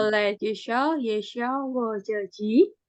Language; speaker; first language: Chinese; non-native, learner; Indonesian